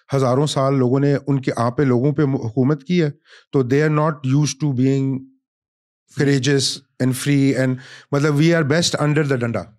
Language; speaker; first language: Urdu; native; Urdu